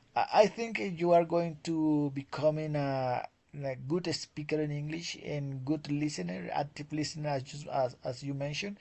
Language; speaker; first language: English; non-native, fluent; Spanish